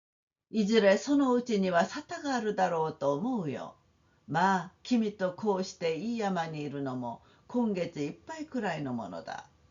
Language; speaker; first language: Japanese; non-native, fluent; Korean